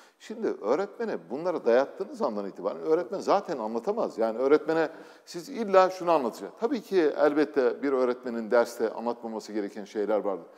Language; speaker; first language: Turkish; native; Turkish